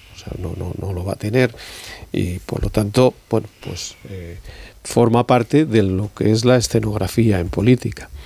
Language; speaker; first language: Spanish; native; Spanish